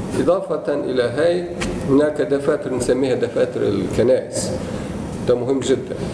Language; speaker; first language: Arabic; non-native, fluent; Turkish